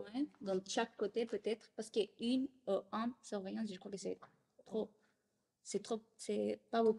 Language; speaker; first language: French; non-native, learner; Spanish